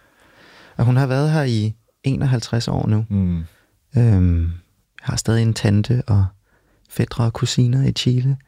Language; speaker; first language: Danish; early bilingual, other home language; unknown